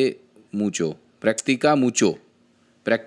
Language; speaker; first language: Spanish; non-native, learner; Hindi